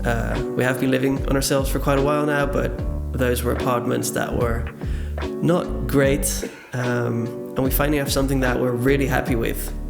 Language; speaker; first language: English; non-native, fluent; Dutch